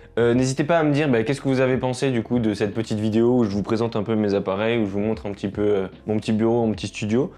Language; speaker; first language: French; native; French